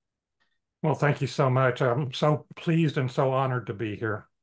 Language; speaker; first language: English; native; English